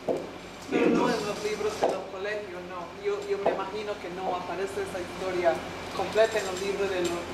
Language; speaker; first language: Spanish; non-native, fluent; English